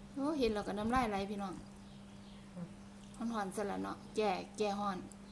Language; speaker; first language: Thai; native; Thai